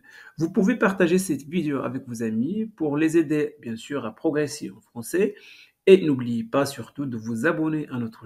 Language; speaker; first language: French; native; French